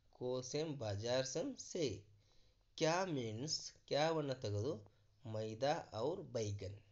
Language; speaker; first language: Hindi; non-native, local second language; Kannada